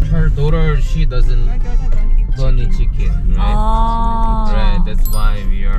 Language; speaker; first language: English; non-native, learner; Korean